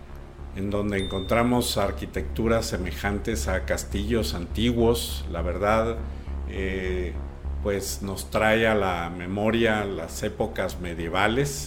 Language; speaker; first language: Spanish; native; Spanish